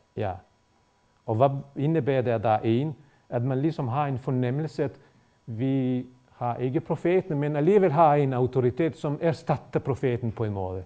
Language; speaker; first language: Danish; non-native, fluent; Bosnian